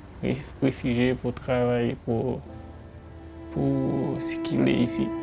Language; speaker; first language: French; non-native, learner; Haitian Creole